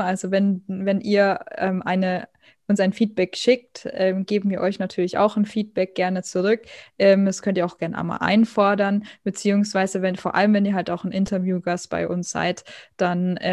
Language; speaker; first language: German; native; German